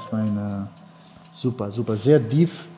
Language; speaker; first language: German; non-native, learner; Bosnian